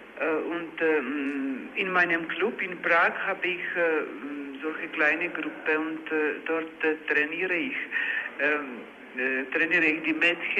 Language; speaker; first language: German; non-native, learner; Czech